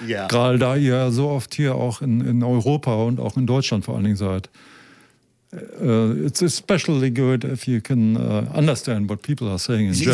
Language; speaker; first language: German; native; German